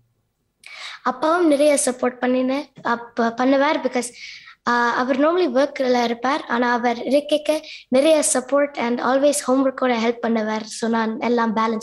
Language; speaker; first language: Tamil; early bilingual, heritage; Tamil